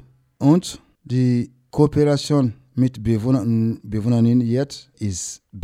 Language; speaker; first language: German; non-native, learner; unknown